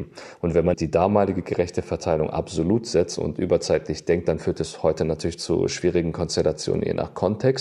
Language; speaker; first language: German; native; German